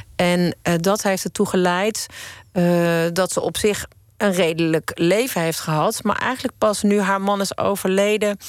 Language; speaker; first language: Dutch; native; Dutch